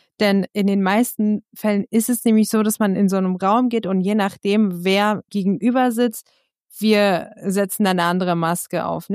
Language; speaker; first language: German; early bilingual, other home language; Persian